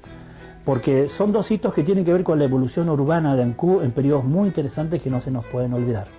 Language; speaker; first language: Spanish; native; Spanish